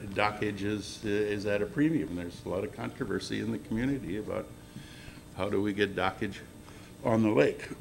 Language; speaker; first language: English; native; English